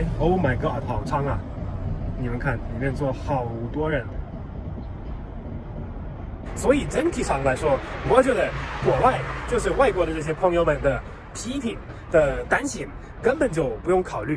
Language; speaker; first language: Chinese; non-native, fluent; German